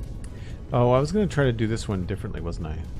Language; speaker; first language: English; native; English